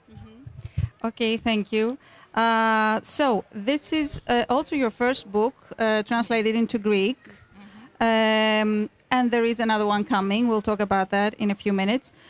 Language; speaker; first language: English; non-native, fluent; Greek